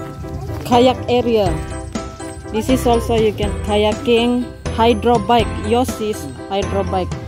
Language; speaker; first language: English; non-native, local second language; Malay